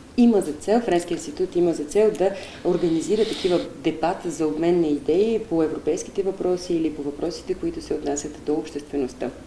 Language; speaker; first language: Bulgarian; native; Bulgarian